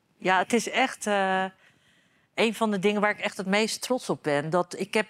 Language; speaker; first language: Dutch; early bilingual, other home language; Turkish